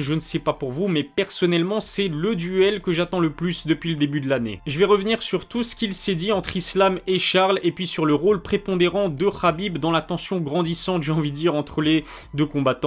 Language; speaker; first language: French; native; French